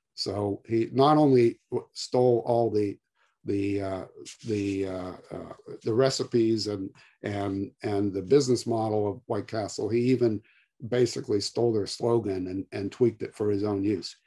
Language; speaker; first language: English; native; English